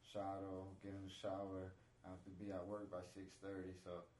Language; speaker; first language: English; non-native, fluent; Spanish